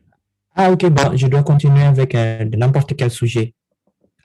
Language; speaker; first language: French; non-native, fluent; Indonesian